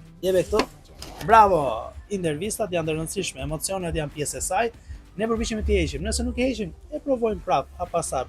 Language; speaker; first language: Albanian; native; Albanian